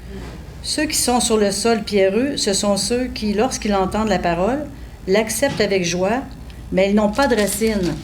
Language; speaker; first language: French; native; French